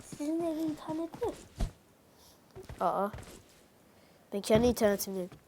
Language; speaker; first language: Turkish; native; Turkish